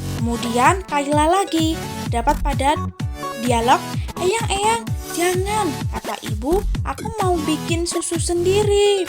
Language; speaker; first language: Indonesian; native; Indonesian